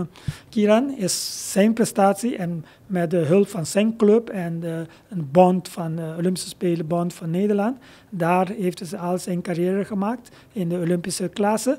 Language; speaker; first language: Dutch; non-native, local second language; Papiamento